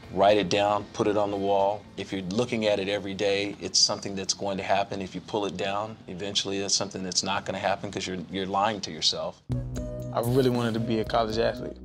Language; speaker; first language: English; native; English